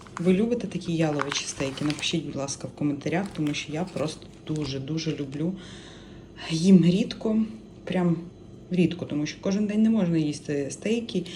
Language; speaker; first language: Ukrainian; native; Ukrainian